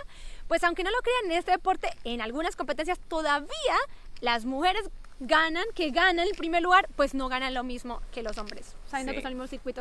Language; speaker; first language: Spanish; native; Spanish